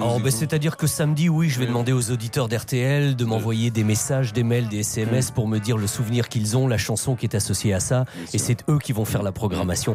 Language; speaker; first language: French; native; French